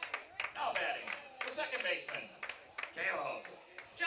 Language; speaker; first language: English; native; English